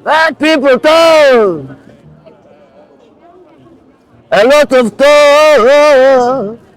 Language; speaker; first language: English; non-native, learner; Lithuanian